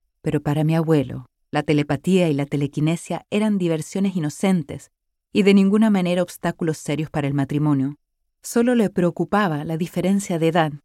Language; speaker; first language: Spanish; native; Spanish